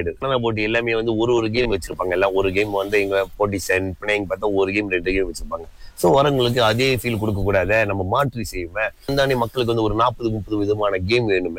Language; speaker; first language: Tamil; early bilingual, heritage; Tamil